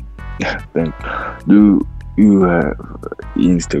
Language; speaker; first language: English; non-native, learner; Korean